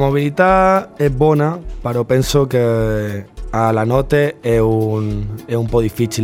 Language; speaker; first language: Italian; non-native, learner; Spanish